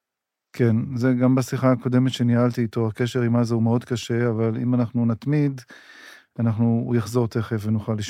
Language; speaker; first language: Hebrew; native; Hebrew